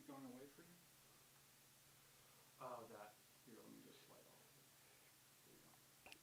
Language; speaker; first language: English; native; English